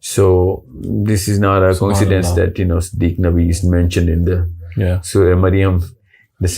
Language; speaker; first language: English; non-native, local second language; Urdu